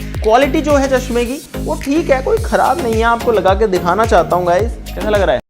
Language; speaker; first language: Hindi; native; Hindi